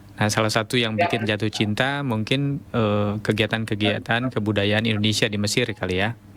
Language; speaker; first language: Indonesian; native; Indonesian